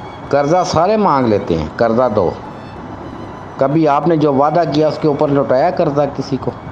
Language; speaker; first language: Urdu; native; Urdu